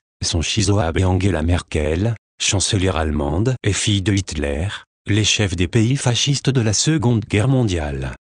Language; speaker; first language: French; native; French